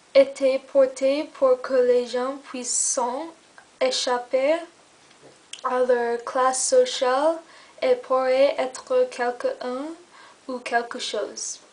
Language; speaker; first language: French; non-native, learner; English